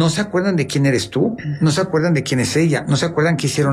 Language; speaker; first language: Spanish; native; Spanish